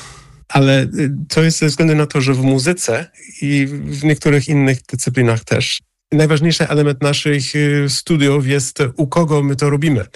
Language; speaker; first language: Polish; non-native, fluent; English